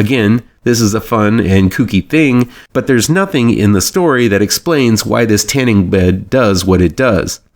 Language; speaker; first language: English; native; English